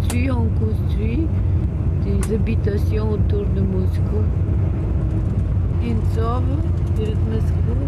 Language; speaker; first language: French; non-native, fluent; Russian